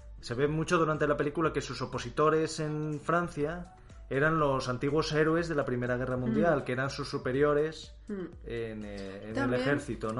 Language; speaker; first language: Spanish; native; Spanish